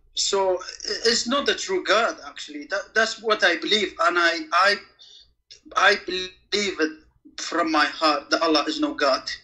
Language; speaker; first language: English; non-native, fluent; Kurdish